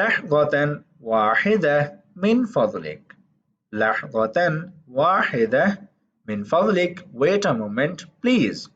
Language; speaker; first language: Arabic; non-native, fluent; Urdu